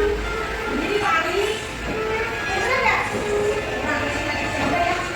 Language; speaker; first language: Indonesian; native; Indonesian